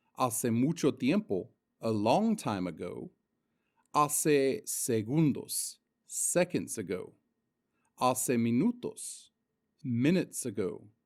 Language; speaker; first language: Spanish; non-native, fluent; English